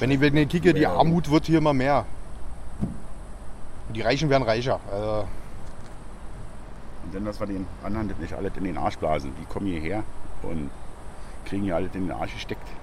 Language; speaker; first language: German; native; German